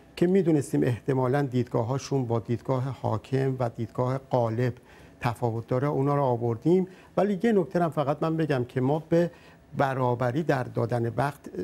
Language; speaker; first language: Persian; native; Persian